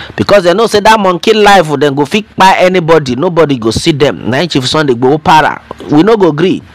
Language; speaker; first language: Nigerian Pidgin; non-native, local second language; Yoruba